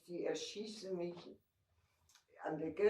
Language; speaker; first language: German; non-native, fluent; Czech